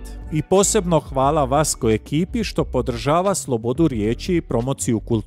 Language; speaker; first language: Croatian; native; Croatian